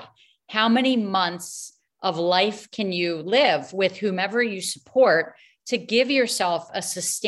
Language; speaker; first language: English; native; English